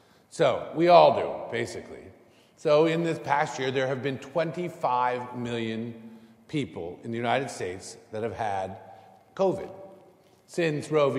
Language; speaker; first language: English; native; English